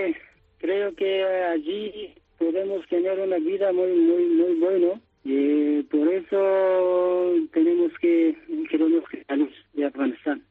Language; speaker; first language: Spanish; non-native, learner; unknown